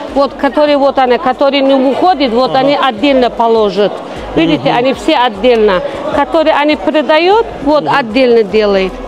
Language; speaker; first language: Russian; non-native, local second language; Tajik